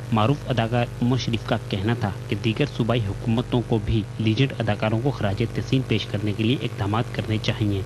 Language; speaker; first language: Urdu; native; Urdu